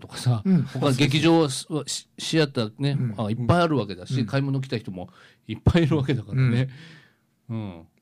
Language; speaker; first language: Japanese; native; Japanese